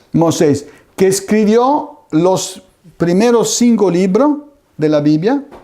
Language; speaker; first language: Spanish; non-native, fluent; Italian